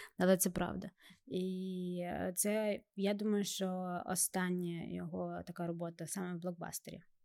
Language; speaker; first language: Ukrainian; native; Ukrainian